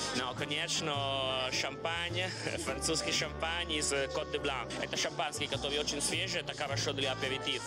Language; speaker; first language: Russian; non-native, learner; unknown